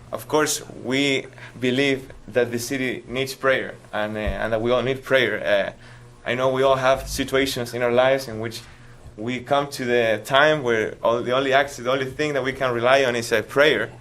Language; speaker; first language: English; non-native, fluent; Spanish